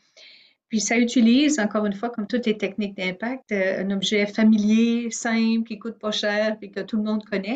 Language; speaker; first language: French; native; French